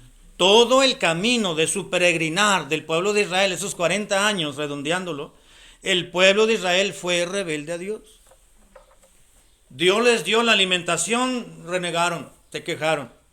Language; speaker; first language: Spanish; native; Spanish